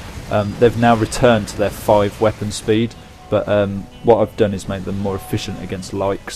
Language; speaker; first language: English; native; English